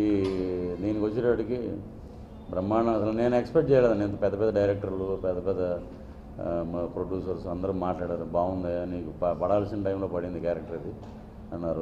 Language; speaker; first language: Telugu; native; Telugu